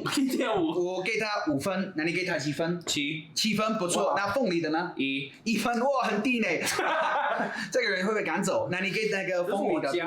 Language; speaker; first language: Chinese; non-native, fluent; English